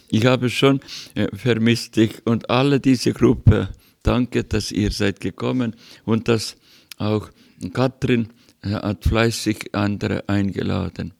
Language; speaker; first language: German; non-native, learner; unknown